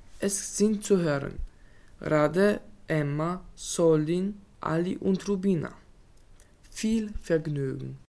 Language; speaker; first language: German; native; German